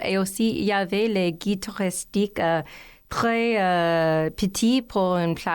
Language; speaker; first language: French; non-native, learner; English